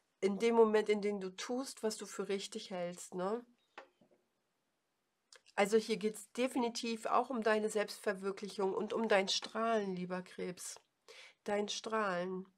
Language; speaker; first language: German; native; German